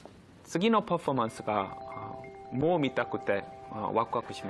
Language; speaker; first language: Japanese; non-native, fluent; Korean